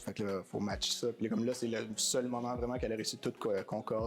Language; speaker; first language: French; native; French